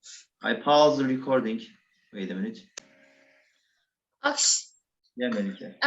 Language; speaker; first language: English; non-native, learner; Turkish